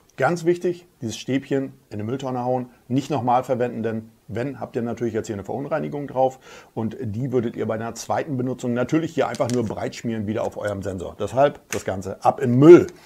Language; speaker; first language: German; native; German